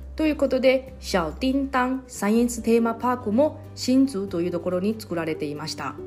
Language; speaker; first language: Japanese; non-native, fluent; Chinese